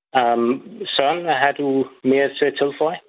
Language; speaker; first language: Danish; non-native, fluent; English